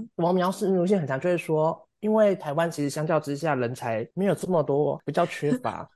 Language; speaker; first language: Chinese; native; Chinese